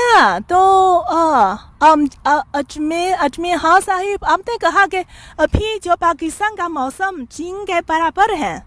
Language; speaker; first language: Hindi; non-native, fluent; Chinese